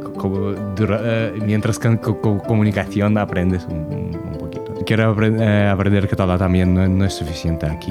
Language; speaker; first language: Spanish; non-native, learner; Russian